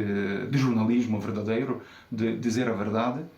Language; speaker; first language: Portuguese; non-native, fluent; Ukrainian